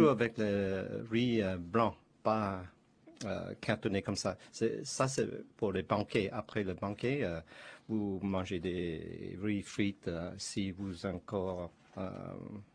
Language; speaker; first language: French; non-native, learner; Chinese